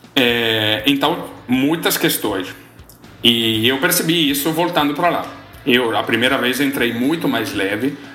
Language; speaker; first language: Portuguese; non-native, fluent; Italian